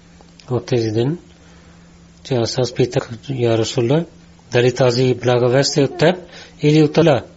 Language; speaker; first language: Bulgarian; non-native, learner; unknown